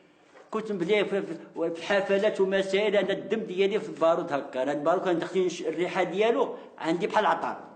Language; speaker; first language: Arabic; native; Arabic